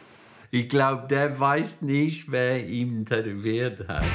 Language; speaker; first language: German; non-native, fluent; English